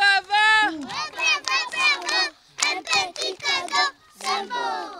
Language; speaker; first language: French; non-native, learner; Kinyarwanda